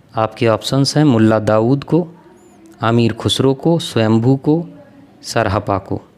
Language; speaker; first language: Hindi; native; Hindi